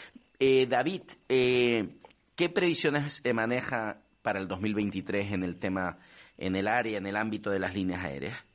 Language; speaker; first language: Spanish; native; Spanish